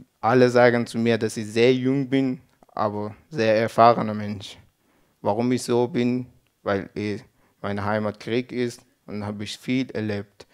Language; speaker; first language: German; non-native, learner; Persian